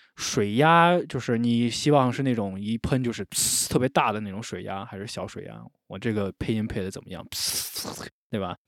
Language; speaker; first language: Chinese; native; Chinese